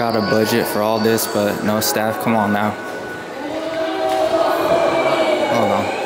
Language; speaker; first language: English; native; English